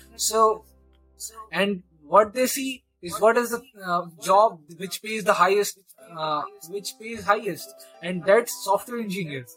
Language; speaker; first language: English; non-native, local second language; Hindi